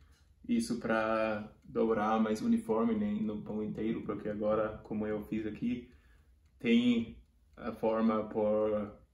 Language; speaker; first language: Portuguese; non-native, fluent; German